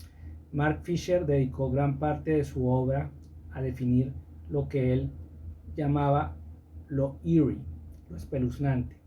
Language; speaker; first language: Spanish; native; Spanish